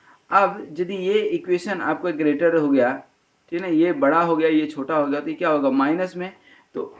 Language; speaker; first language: Hindi; native; Hindi